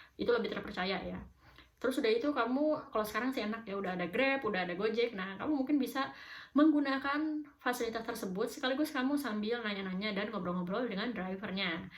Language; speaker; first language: Indonesian; native; Indonesian